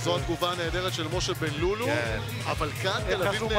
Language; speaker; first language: Hebrew; native; Hebrew